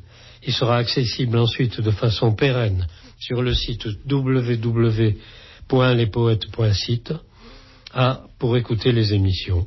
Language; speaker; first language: French; native; French